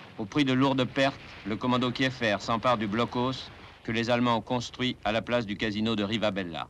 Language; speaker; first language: French; native; French